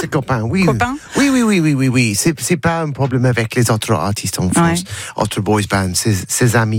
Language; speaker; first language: French; non-native, learner; English